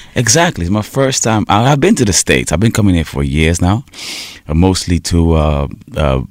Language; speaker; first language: English; early bilingual, heritage; Portuguese